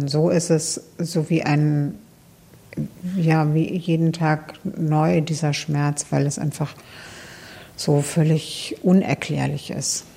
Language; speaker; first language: German; native; German